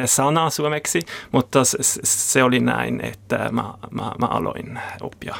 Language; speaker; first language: Finnish; non-native, learner; German